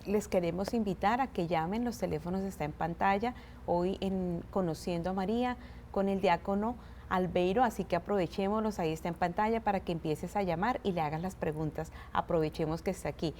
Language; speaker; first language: Spanish; native; Spanish